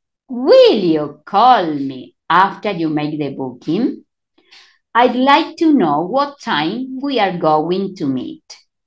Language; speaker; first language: English; non-native, fluent; Spanish